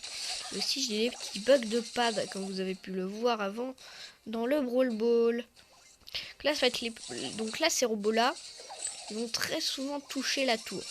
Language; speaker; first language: French; native; French